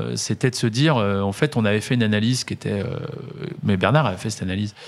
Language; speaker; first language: French; native; French